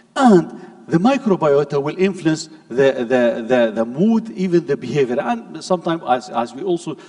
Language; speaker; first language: English; non-native, fluent; Arabic